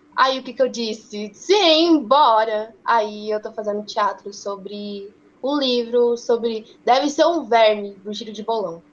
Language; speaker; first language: Portuguese; native; Portuguese